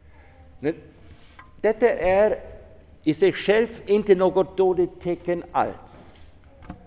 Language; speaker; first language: Swedish; non-native, fluent; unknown